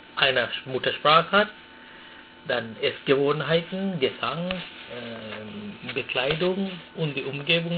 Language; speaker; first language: German; non-native, fluent; Sinhala